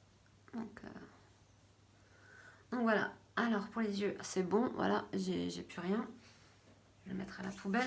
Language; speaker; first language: French; native; French